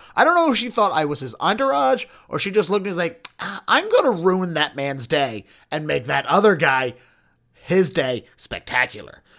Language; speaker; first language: English; native; English